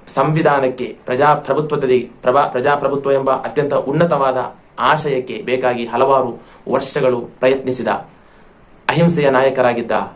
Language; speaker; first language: Kannada; non-native, local second language; Malayalam